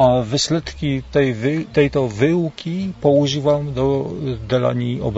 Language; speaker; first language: Czech; non-native, learner; Polish